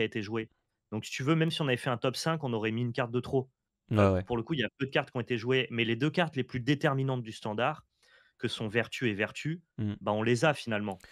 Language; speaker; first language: French; native; French